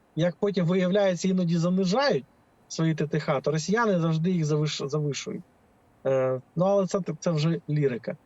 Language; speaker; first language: Ukrainian; native; Ukrainian